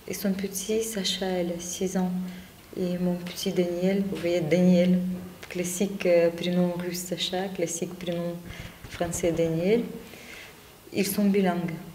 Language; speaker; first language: French; non-native, fluent; Russian